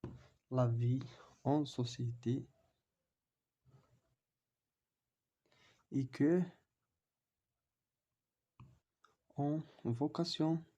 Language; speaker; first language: French; non-native, local second language; Arabic